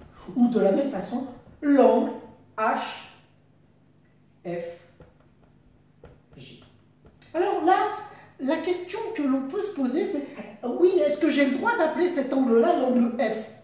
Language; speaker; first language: French; native; French